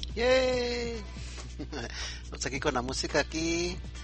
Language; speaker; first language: Spanish; native; Spanish